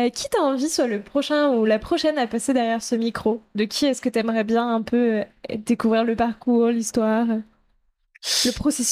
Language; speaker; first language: French; native; French